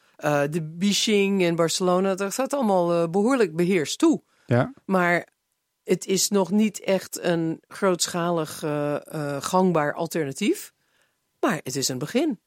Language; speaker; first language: Dutch; non-native, fluent; English